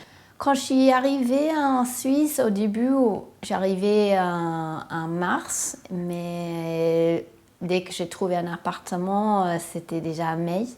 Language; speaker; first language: French; non-native, fluent; English